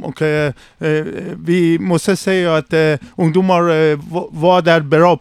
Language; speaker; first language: Swedish; non-native, learner; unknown